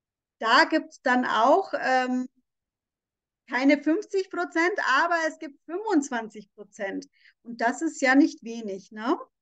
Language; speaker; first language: German; native; German